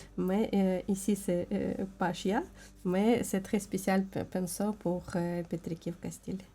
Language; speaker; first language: French; non-native, learner; Ukrainian